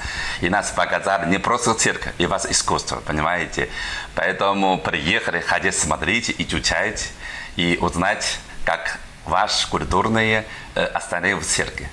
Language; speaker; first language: Russian; non-native, learner; Chinese